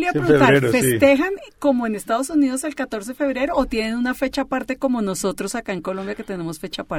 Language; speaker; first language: Spanish; native; Spanish